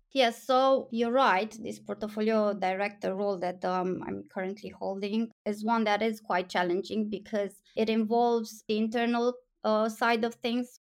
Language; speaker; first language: English; non-native, fluent; Romanian